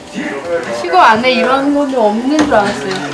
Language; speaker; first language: Korean; non-native, fluent; Chinese